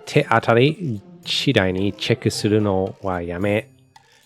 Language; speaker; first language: Japanese; non-native, learner; English